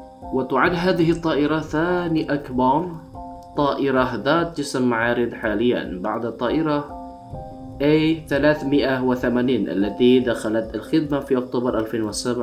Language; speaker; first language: Arabic; non-native, fluent; Indonesian